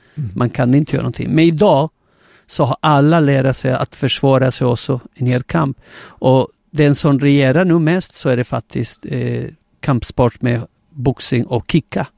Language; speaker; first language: Swedish; non-native, fluent; Spanish